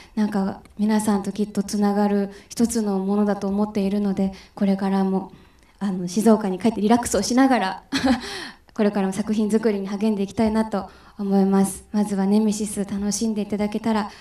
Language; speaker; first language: Japanese; native; Japanese